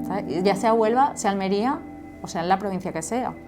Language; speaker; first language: Spanish; native; Spanish